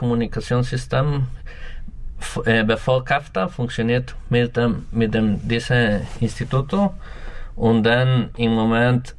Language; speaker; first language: German; non-native, learner; Spanish